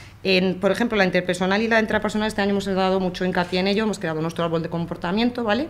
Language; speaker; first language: Spanish; native; Spanish